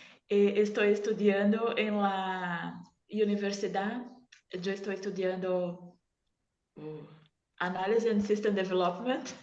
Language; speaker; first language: Spanish; non-native, learner; Portuguese